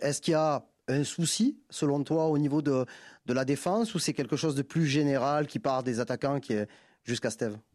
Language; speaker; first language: French; native; French